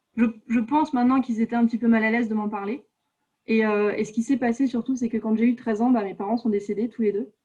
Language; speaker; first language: French; native; French